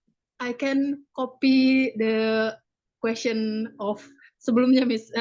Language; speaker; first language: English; non-native, learner; Indonesian